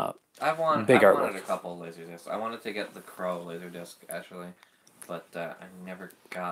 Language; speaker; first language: English; native; English